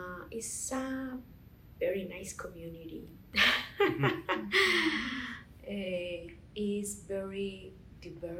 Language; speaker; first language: English; non-native, learner; Spanish